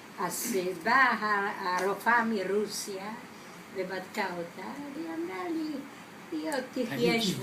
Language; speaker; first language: Hebrew; non-native, fluent; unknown